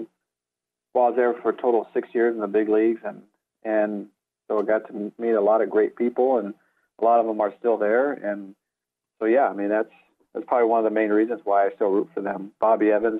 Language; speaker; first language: English; native; English